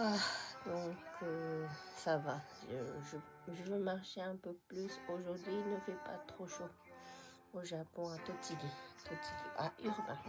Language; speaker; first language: French; non-native, fluent; Japanese